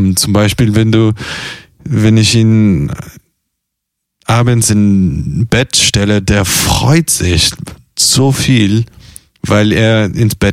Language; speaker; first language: German; non-native, fluent; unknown